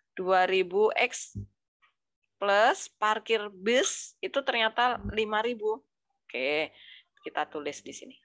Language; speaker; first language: Indonesian; native; Indonesian